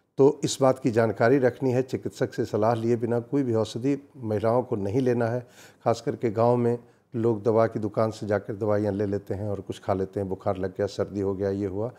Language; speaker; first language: Hindi; native; Hindi